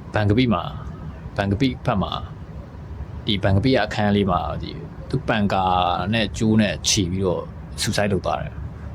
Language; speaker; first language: Burmese; native; Burmese